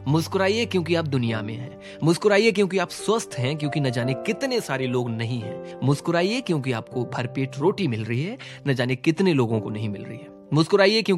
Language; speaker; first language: Hindi; native; Hindi